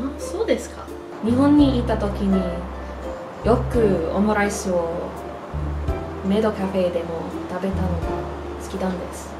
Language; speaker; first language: Japanese; non-native, learner; English